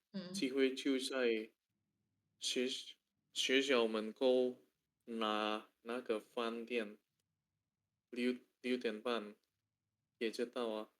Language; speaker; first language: Chinese; non-native, learner; Indonesian